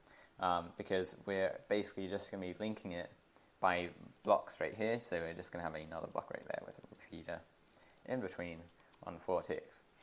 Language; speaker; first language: English; native; English